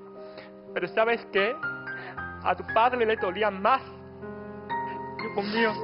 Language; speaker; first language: Spanish; non-native, fluent; Chinese